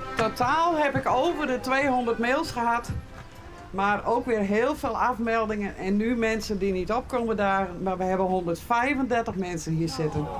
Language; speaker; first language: Dutch; non-native, local second language; Western Frisian